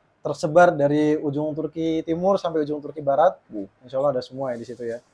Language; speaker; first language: Indonesian; native; Indonesian